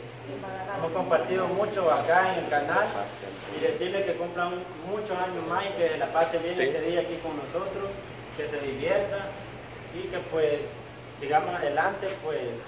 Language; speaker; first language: Spanish; native; Spanish